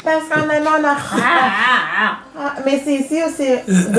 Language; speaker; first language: French; non-native, fluent; German